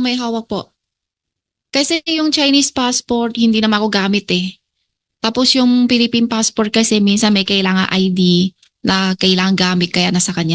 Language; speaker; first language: Filipino; early bilingual, other home language; Chinese